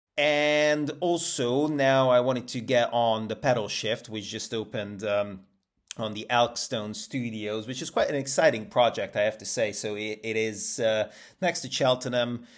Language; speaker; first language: English; native; English